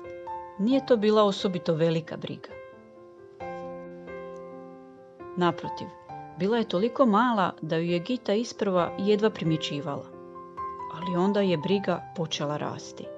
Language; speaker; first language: Croatian; native; Croatian